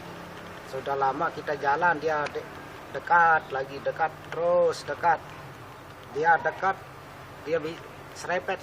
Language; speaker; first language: Indonesian; non-native, local second language; Sasak